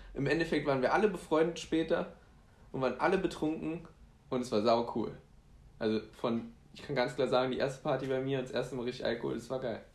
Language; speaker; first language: German; early bilingual, other home language; Polish